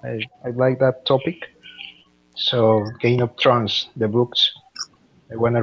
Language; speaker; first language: English; non-native, learner; Spanish